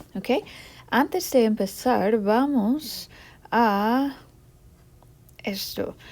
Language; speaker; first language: Spanish; non-native, fluent; English